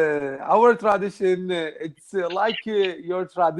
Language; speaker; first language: English; non-native, learner; Arabic